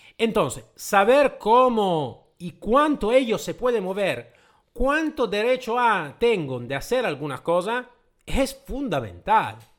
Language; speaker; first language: Spanish; non-native, fluent; Italian